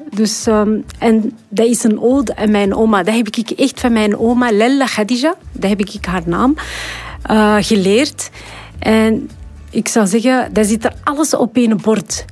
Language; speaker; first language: Dutch; non-native, fluent; Arabic